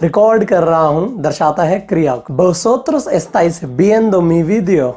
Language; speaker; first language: Spanish; non-native, fluent; Hindi